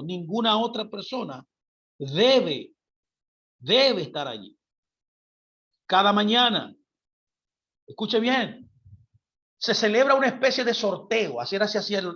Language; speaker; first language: Spanish; native; Spanish